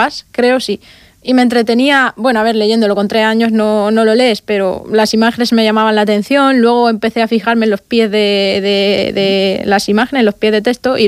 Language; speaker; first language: Spanish; native; Spanish